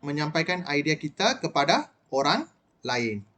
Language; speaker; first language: Malay; non-native, local second language; Tamil